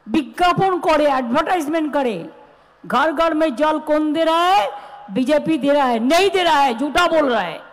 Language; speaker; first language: Hindi; non-native, local second language; Bangla